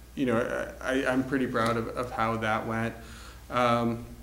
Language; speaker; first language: English; native; English